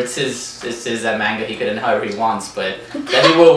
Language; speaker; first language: English; native; English